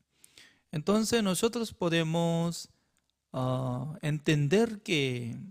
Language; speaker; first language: Spanish; non-native, fluent; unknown